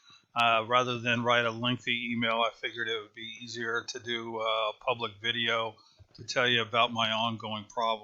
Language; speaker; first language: English; native; English